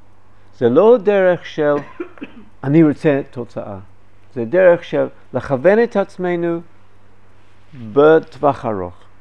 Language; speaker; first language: Hebrew; non-native, fluent; English